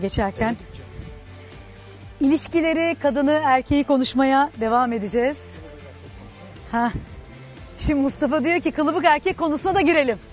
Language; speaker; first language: Turkish; native; Turkish